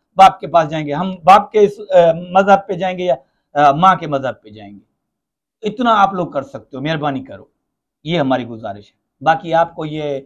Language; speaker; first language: Urdu; non-native, local second language; Sindhi